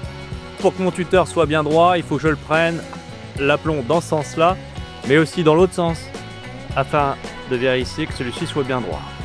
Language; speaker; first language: French; native; French